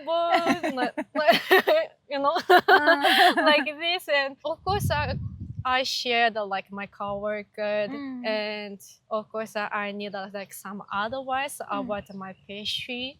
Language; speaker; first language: English; non-native, learner; Japanese